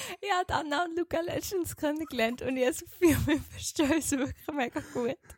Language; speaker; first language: German; native; German